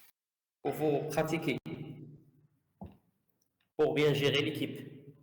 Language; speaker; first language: French; non-native, learner; Arabic